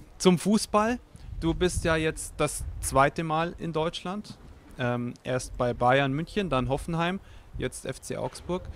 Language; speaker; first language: German; native; German